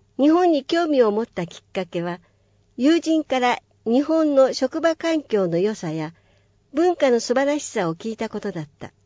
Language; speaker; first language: Japanese; native; Japanese